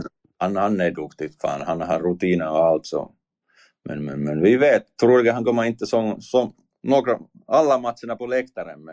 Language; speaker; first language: Swedish; non-native, learner; Finnish